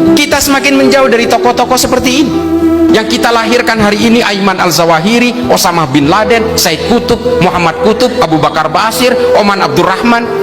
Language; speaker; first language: Indonesian; non-native, local second language; Madurese